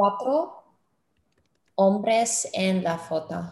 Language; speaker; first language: Spanish; non-native, learner; English